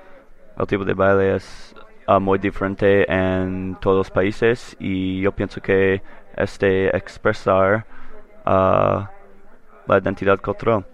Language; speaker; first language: Spanish; non-native, learner; English